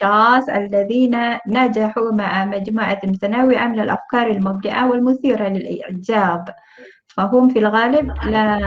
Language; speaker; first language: Arabic; non-native, fluent; Malay